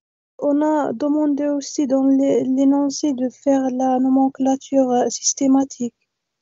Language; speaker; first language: French; non-native, local second language; Arabic